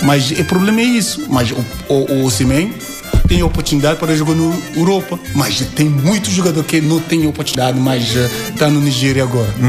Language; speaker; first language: Portuguese; non-native, learner; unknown